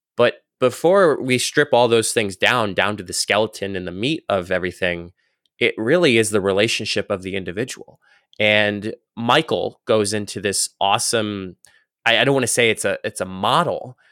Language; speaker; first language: English; native; English